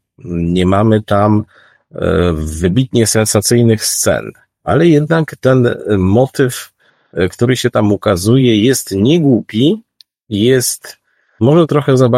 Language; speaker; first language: Polish; native; Polish